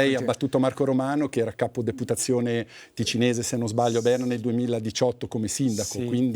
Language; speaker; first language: Italian; native; Italian